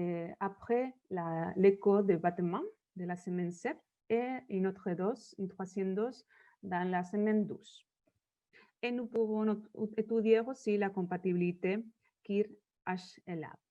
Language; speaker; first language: French; non-native, learner; Spanish